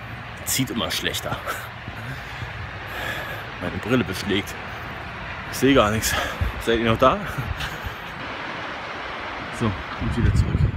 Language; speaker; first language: German; native; German